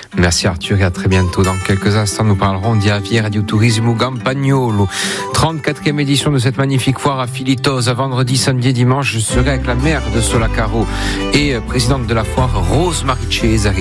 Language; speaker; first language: French; native; French